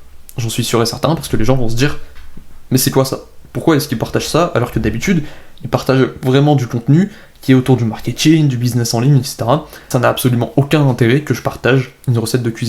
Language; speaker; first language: French; native; French